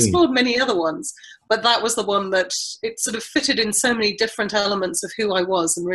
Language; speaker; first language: English; native; English